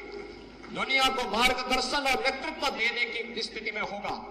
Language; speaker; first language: Hindi; native; Hindi